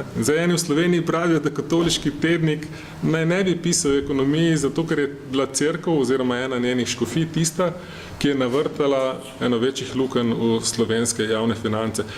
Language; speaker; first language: Slovenian; native; Slovenian